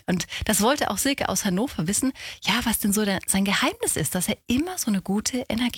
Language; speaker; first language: German; native; German